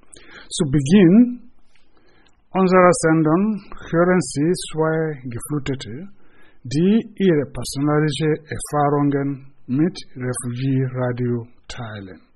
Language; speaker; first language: German; non-native, fluent; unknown